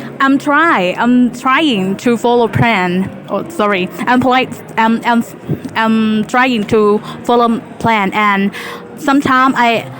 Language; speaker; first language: English; non-native, learner; Thai